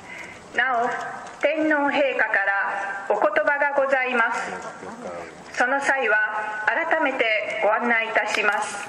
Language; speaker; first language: Japanese; native; Japanese